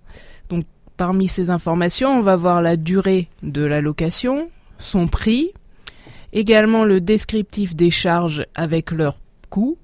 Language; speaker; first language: French; native; French